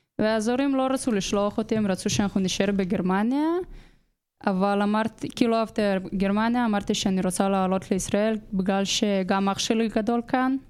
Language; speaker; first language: Hebrew; non-native, fluent; Russian